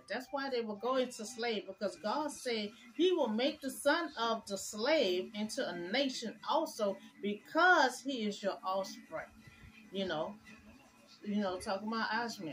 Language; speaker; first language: English; native; English